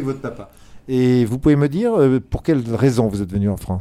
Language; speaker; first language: French; native; French